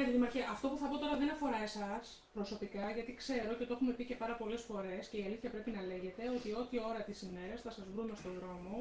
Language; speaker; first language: Greek; native; Greek